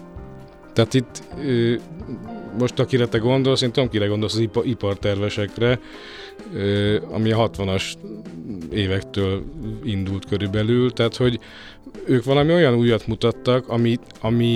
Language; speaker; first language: Hungarian; native; Hungarian